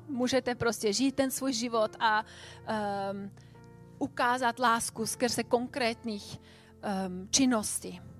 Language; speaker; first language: Czech; non-native, fluent; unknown